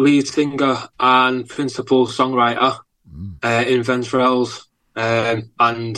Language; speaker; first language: English; native; English